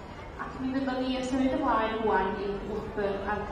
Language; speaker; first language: Welsh; native; Welsh